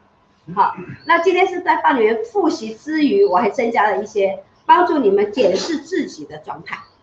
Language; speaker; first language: Chinese; native; Chinese